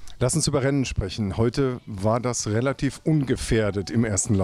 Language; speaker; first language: German; native; German